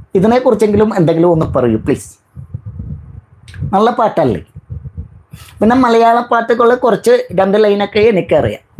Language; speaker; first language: Malayalam; non-native, learner; Bangla